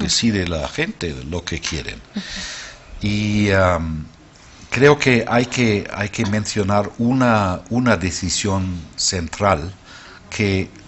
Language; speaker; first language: Spanish; non-native, fluent; German